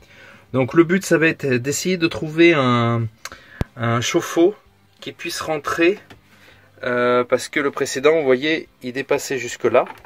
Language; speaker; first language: French; native; French